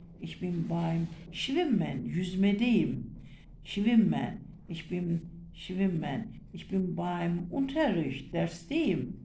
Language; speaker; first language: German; non-native, fluent; Turkish